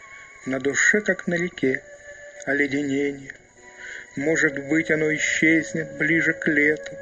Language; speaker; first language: Russian; native; Russian